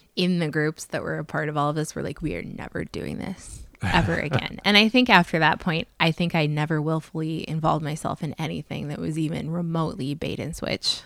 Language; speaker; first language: English; native; English